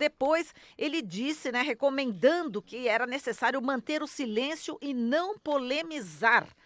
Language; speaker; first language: Portuguese; native; Portuguese